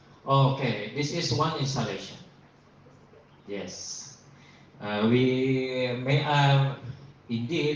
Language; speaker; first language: English; non-native, learner; Indonesian